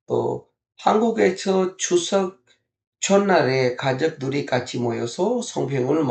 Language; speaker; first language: Korean; non-native, fluent; Urdu